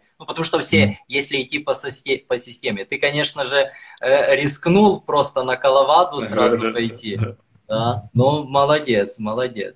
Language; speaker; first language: Russian; native; Russian